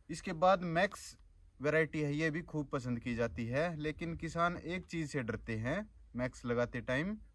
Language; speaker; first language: Hindi; native; Hindi